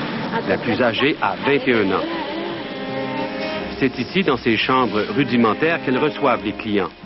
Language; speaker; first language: French; native; French